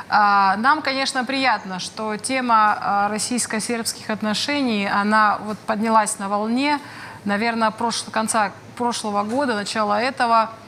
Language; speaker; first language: Russian; native; Russian